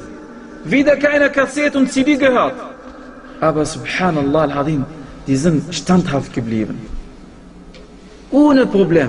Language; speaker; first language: German; non-native, fluent; Arabic